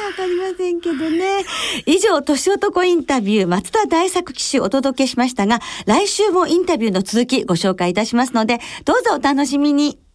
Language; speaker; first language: Japanese; native; Japanese